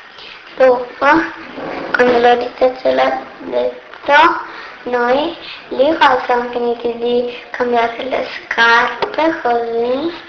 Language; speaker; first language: Italian; early bilingual, other home language; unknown